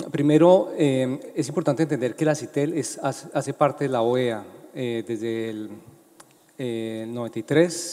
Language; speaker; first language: Spanish; native; Spanish